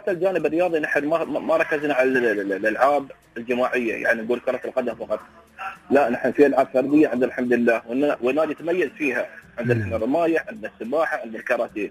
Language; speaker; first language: Arabic; native; Arabic